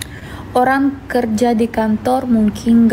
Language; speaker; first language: Indonesian; non-native, fluent; Russian